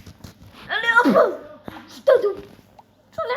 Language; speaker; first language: French; native; French